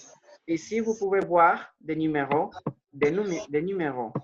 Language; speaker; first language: French; non-native, fluent; Spanish